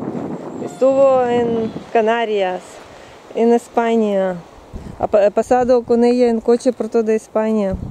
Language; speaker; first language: Spanish; non-native, learner; Russian